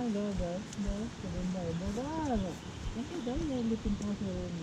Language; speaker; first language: Norwegian; early bilingual, other home language; Filipino